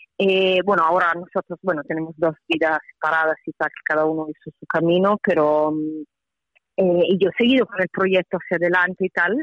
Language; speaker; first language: Spanish; non-native, fluent; Italian